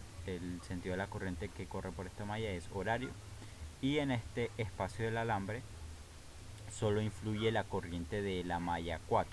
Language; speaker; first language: Spanish; native; Spanish